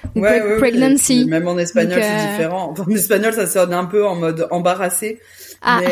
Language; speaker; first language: French; early bilingual, other home language; Portuguese